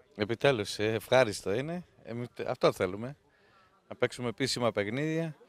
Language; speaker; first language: Greek; non-native, fluent; Spanish